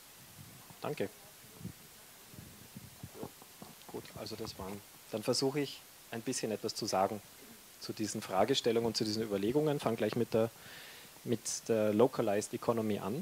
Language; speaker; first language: German; native; German